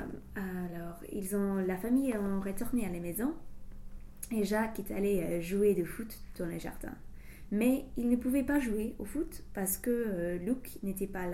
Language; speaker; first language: French; non-native, learner; English